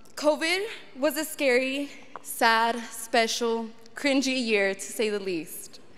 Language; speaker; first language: English; early bilingual, other home language; Spanish